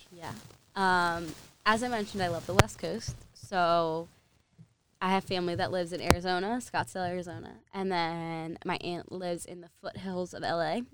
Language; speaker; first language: English; native; English